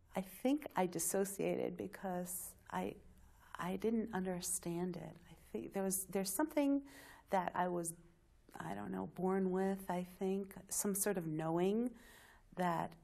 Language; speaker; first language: English; native; English